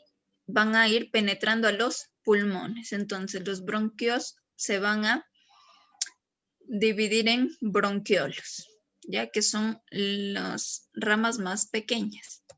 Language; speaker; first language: Spanish; native; Spanish